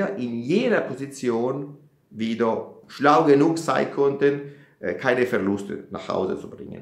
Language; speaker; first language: German; non-native, fluent; Italian